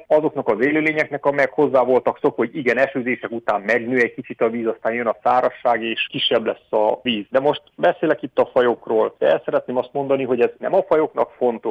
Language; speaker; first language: Hungarian; native; Hungarian